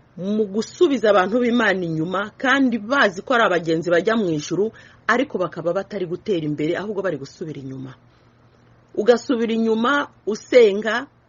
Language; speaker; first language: Kinyarwanda; non-native, local second language; Swahili